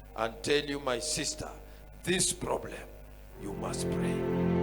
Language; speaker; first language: English; non-native, local second language; Swahili